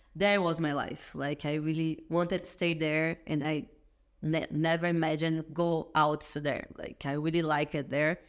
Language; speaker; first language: English; non-native, learner; Portuguese